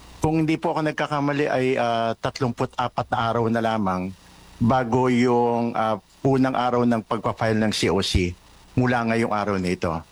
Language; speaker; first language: Filipino; non-native, local second language; Bikol